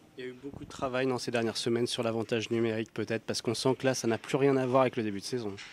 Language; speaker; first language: French; native; French